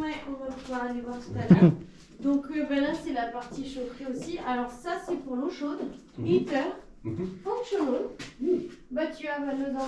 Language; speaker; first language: French; native; French